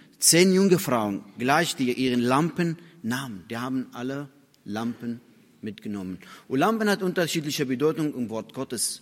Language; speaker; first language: German; non-native, fluent; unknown